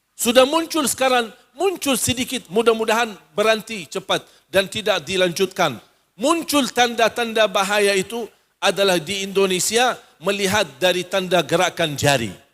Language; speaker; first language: Malay; non-native, fluent; Arabic